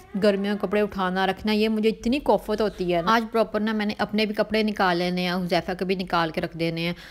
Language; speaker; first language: Urdu; non-native, local second language; Punjabi